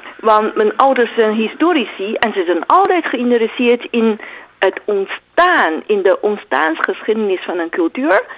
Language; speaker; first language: Dutch; non-native, fluent; Chinese